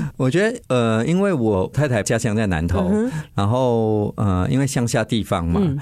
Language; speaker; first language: Chinese; native; Chinese